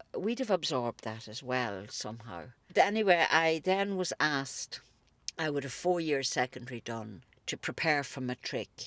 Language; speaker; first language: English; native; English